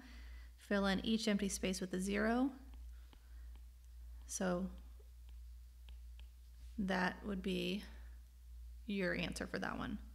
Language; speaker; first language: English; native; English